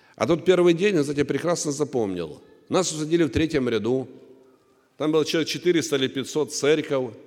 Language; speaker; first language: Russian; native; Russian